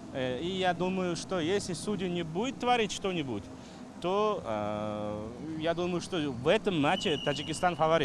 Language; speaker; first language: Russian; non-native, fluent; Uzbek